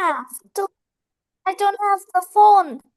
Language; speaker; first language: English; non-native, learner; Vietnamese